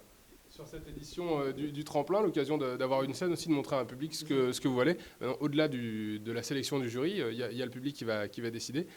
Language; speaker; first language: French; native; French